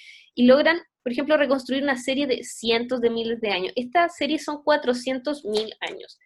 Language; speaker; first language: Spanish; native; Spanish